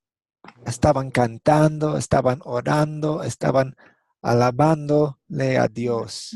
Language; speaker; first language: Spanish; non-native, fluent; English